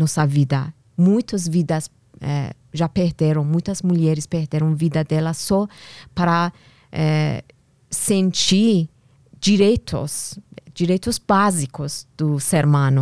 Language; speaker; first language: Portuguese; non-native, learner; Persian